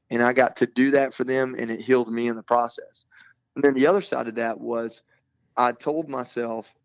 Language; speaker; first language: English; native; English